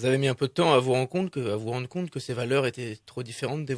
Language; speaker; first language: French; native; French